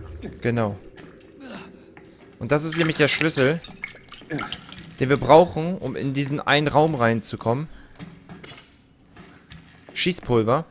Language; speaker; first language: German; native; German